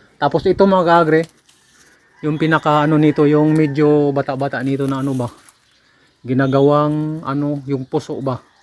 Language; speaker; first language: Filipino; non-native, local second language; Cebuano